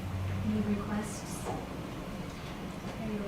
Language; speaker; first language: English; native; English